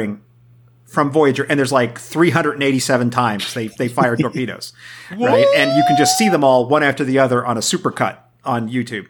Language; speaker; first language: English; native; English